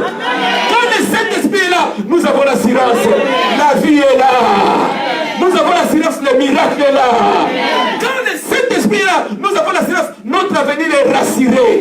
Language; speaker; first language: French; non-native, local second language; Lingala